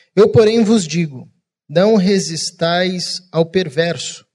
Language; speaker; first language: Portuguese; native; Portuguese